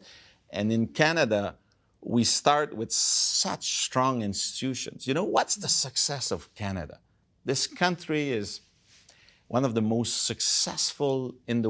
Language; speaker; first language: English; non-native, fluent; French